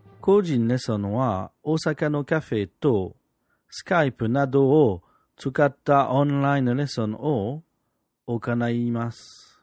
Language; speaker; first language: Japanese; non-native, fluent; French